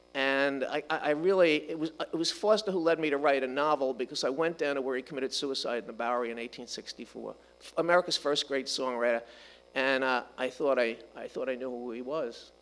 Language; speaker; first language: English; native; English